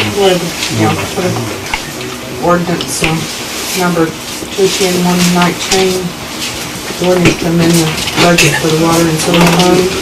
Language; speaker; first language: English; native; English